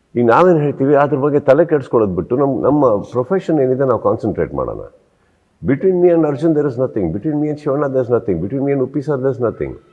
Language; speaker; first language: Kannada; native; Kannada